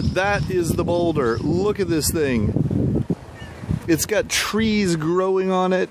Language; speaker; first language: English; native; English